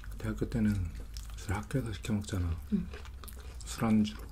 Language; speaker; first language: Korean; native; Korean